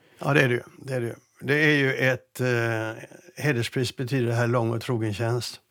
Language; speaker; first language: Swedish; native; Swedish